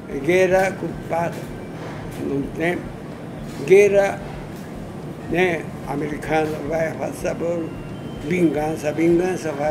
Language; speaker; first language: Portuguese; non-native, learner; Japanese